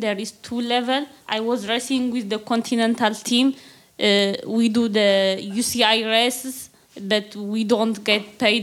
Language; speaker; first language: English; non-native, learner; Tigrinya